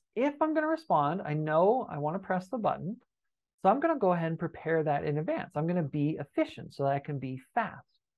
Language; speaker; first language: English; native; English